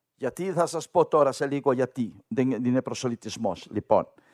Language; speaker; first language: Greek; non-native, learner; Spanish